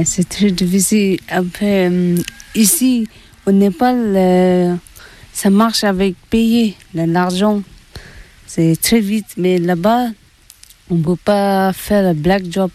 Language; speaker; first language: French; non-native, learner; Tibetan